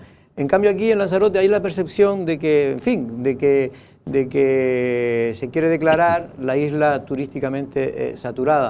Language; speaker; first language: Spanish; native; Spanish